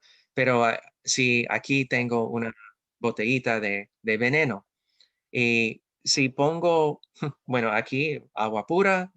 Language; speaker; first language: Spanish; non-native, fluent; English